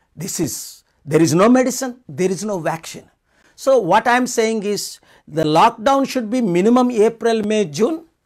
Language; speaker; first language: English; non-native, local second language; Telugu